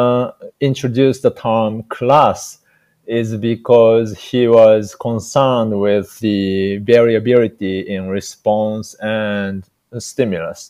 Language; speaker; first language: English; non-native, fluent; Japanese